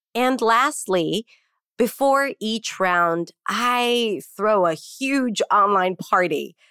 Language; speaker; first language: English; non-native, fluent; Hebrew